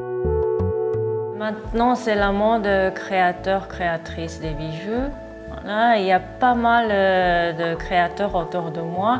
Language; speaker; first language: French; non-native, fluent; Japanese